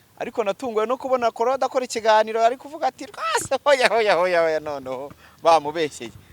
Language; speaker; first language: Kinyarwanda; native; Kinyarwanda